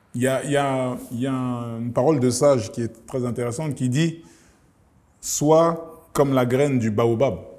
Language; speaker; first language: French; early bilingual, other home language; Lingala